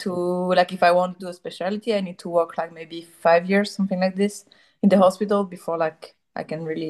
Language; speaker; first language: English; non-native, fluent; French